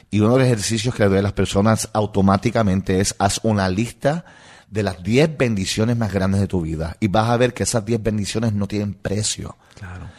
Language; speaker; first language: Spanish; non-native, local second language; English